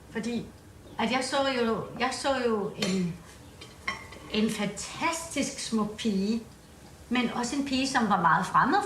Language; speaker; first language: Danish; native; Danish